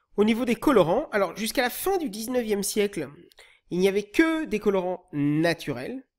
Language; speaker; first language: French; native; French